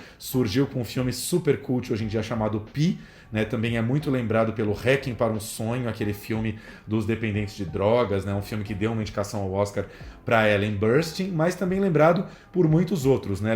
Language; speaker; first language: Portuguese; native; Portuguese